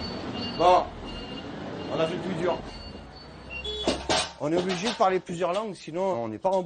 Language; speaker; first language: French; native; French